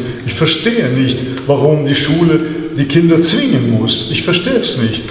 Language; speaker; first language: German; non-native, fluent; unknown